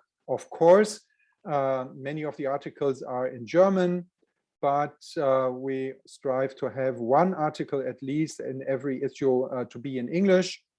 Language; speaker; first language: English; non-native, fluent; German